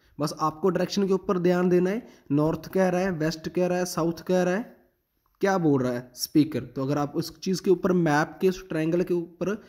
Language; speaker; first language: Hindi; non-native, local second language; Punjabi